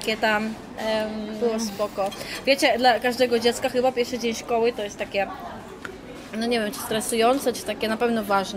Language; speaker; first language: Polish; non-native, fluent; Georgian